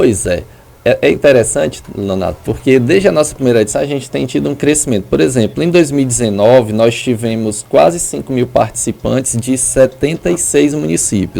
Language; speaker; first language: Portuguese; native; Portuguese